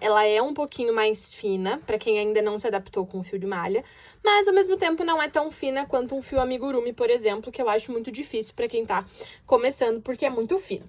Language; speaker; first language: Portuguese; native; Portuguese